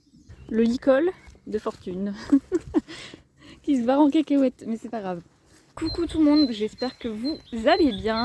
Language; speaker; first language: French; native; French